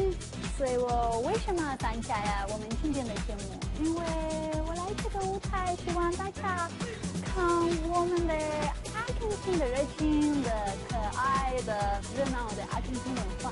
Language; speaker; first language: Chinese; non-native, learner; Spanish